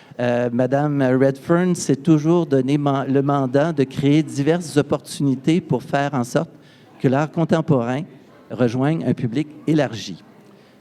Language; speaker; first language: French; native; French